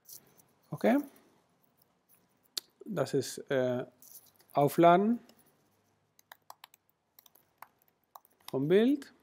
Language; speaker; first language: German; non-native, fluent; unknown